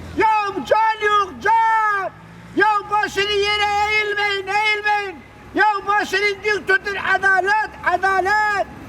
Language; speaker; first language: Turkish; non-native, local second language; Kurdish